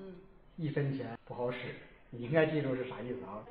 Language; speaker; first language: Chinese; native; Chinese